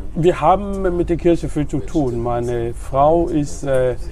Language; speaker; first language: German; non-native, learner; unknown